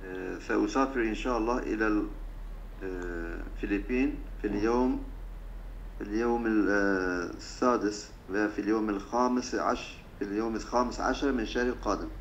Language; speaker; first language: Arabic; non-native, learner; Turkish